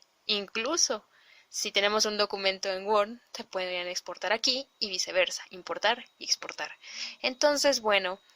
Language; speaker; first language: Spanish; native; Spanish